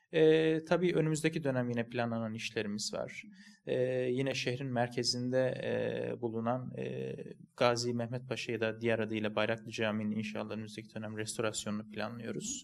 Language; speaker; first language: Turkish; native; Turkish